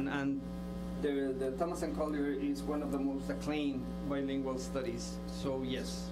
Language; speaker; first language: English; non-native, fluent; Spanish